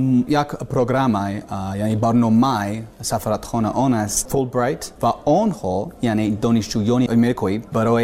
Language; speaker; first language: Persian; non-native, learner; English